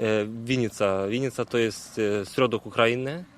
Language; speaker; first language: Polish; non-native, learner; Ukrainian